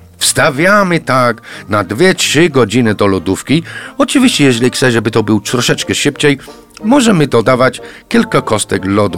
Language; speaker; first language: Polish; non-native, fluent; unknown